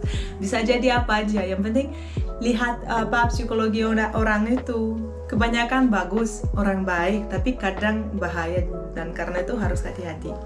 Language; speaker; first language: Indonesian; non-native, fluent; Russian